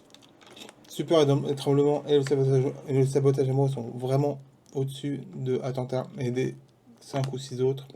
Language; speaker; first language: French; native; French